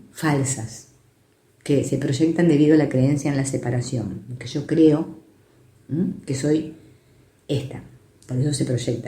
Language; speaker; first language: Spanish; native; Spanish